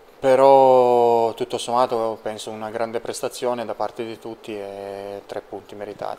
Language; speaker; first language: Italian; non-native, fluent; Serbian